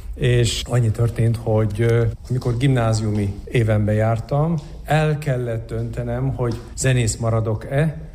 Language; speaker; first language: Hungarian; non-native, fluent; Turkish